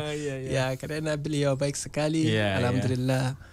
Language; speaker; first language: Indonesian; non-native, learner; Hausa